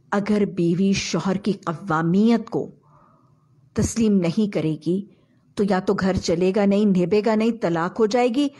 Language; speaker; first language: Urdu; native; Urdu